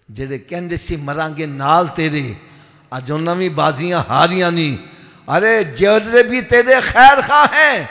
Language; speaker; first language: Urdu; native; Urdu